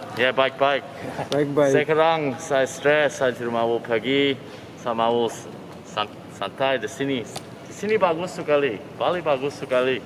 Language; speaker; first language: Indonesian; non-native, learner; English